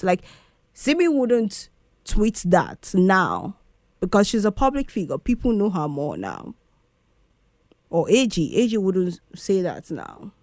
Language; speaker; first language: English; non-native, local second language; Igbo